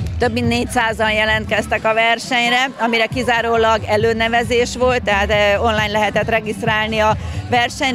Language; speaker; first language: Hungarian; native; Hungarian